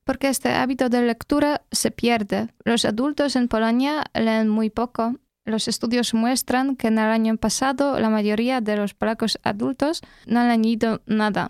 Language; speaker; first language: Spanish; non-native, fluent; Polish